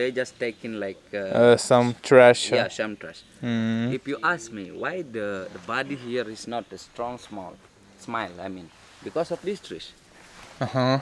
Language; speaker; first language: English; non-native, learner; Indonesian